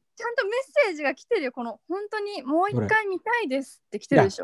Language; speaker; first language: Japanese; native; Japanese